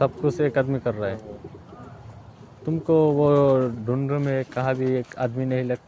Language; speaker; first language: Hindi; non-native, learner; Bangla